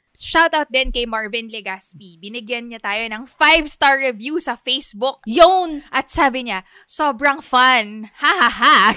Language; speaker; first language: Filipino; native; Filipino